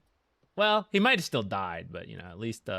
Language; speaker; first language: English; native; English